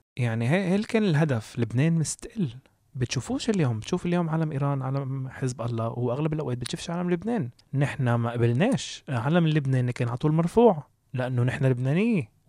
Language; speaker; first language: Arabic; native; Arabic